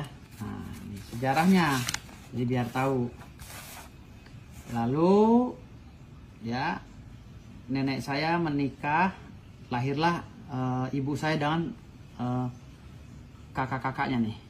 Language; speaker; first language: Indonesian; native; Indonesian